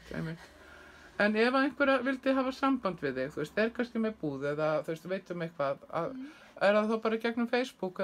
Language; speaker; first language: Icelandic; native; Icelandic